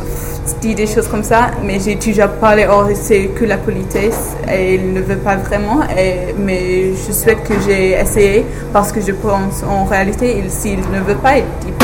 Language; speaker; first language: French; non-native, fluent; English